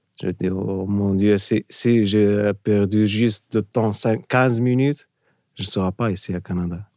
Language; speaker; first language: French; non-native, learner; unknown